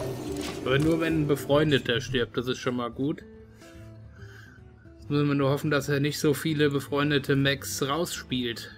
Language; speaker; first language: German; native; German